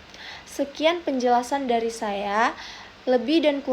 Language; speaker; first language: Indonesian; native; Indonesian